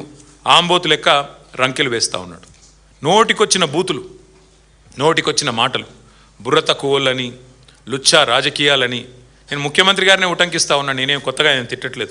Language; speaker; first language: Telugu; native; Telugu